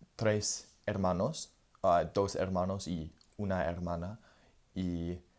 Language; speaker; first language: Spanish; non-native, learner; English